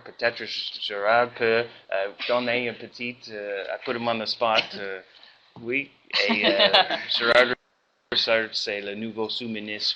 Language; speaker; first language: French; non-native, learner; English